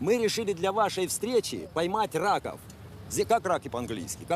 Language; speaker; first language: Russian; native; Russian